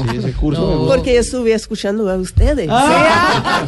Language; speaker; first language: Spanish; non-native, learner; English